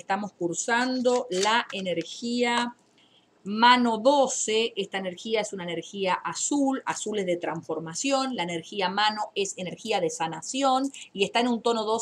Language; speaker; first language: Spanish; native; Spanish